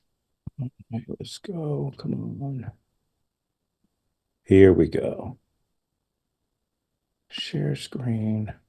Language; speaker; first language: English; native; English